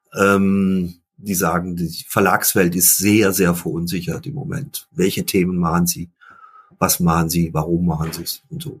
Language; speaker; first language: German; early bilingual, other home language; Dutch